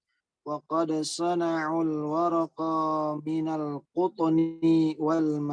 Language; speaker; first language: Arabic; non-native, learner; Indonesian